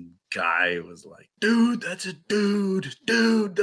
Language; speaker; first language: English; native; English